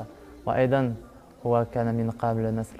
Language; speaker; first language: Arabic; non-native, learner; French